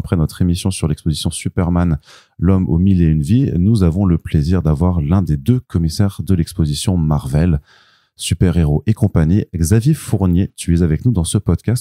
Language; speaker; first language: French; native; French